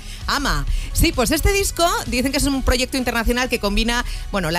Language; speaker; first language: Spanish; native; Spanish